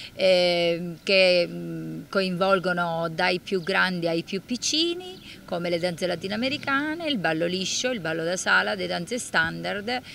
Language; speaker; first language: Italian; native; Italian